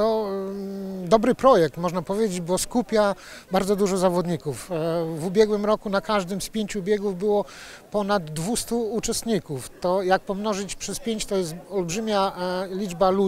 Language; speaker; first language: Polish; native; Polish